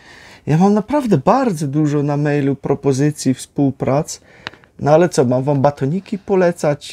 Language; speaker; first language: Polish; native; Polish